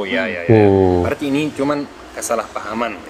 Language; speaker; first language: Indonesian; non-native, fluent; Arabic